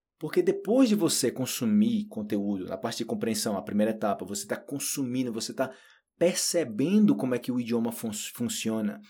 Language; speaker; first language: Portuguese; native; Portuguese